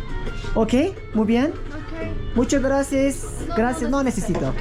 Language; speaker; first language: Spanish; non-native, learner; Turkish